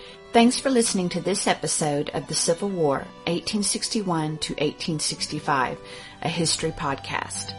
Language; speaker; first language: English; native; English